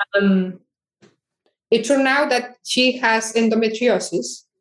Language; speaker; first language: English; non-native, fluent; Catalan